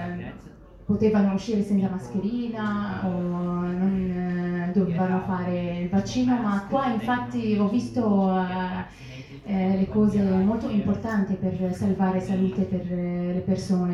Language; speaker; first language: Italian; non-native, learner; Arabic